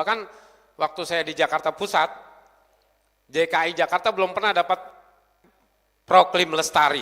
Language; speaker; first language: Indonesian; native; Indonesian